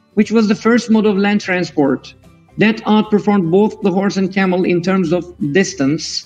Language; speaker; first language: English; non-native, fluent; Turkish